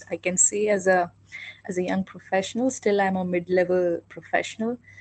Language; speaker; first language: English; non-native, local second language; Hindi